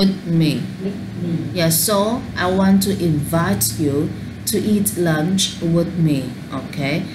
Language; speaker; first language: English; non-native, learner; Vietnamese